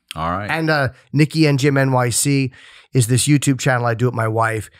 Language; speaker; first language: English; native; English